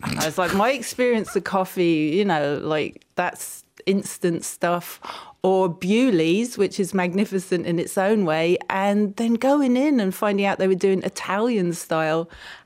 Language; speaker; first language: English; native; English